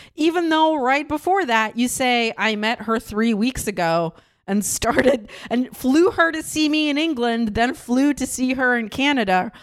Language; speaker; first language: English; non-native, fluent; Russian